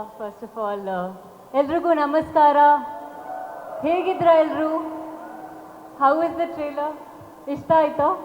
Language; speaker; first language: Kannada; non-native, local second language; Hindi